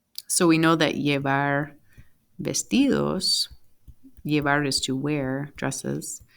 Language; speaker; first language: Spanish; non-native, fluent; English